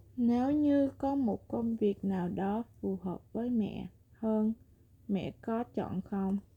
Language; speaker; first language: Vietnamese; early bilingual, other home language; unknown